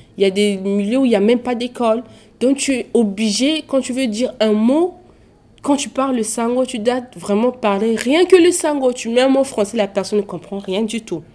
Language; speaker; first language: French; non-native, local second language; Sango